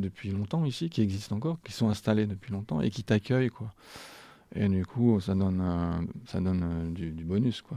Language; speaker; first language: French; native; French